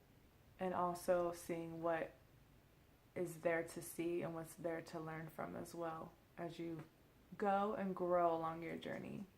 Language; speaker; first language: English; native; English